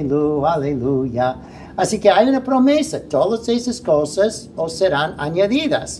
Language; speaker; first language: Spanish; non-native, fluent; English